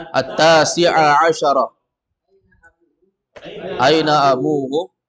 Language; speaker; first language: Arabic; non-native, fluent; Indonesian